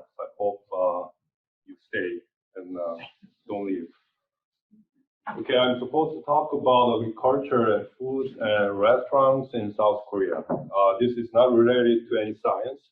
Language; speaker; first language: English; non-native, fluent; Korean